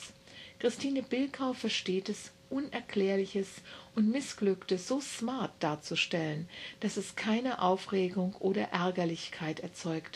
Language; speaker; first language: German; native; German